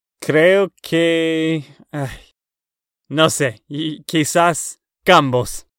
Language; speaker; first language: Spanish; non-native, learner; English